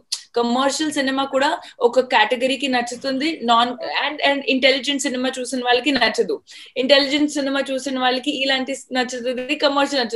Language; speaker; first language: Telugu; non-native, fluent; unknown